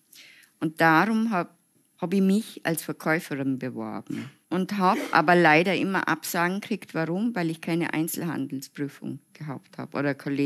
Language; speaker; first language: German; non-native, fluent; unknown